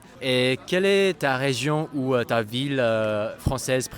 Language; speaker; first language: French; non-native, fluent; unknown